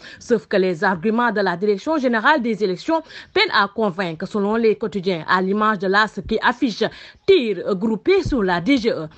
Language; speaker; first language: French; non-native, local second language; Wolof